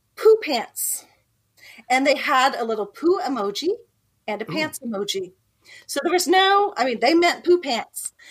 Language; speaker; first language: English; native; English